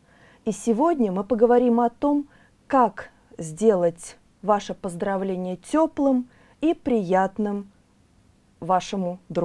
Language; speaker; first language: Russian; native; Russian